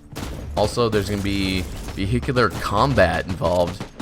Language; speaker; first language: English; native; English